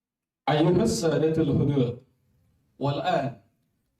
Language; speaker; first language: Arabic; non-native, fluent; Indonesian